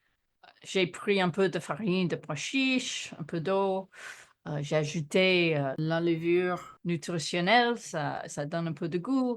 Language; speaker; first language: French; non-native, fluent; English